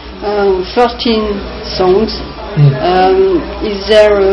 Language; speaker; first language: English; non-native, learner; French